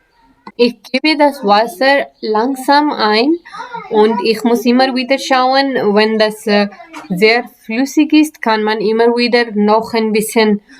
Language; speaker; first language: German; non-native, learner; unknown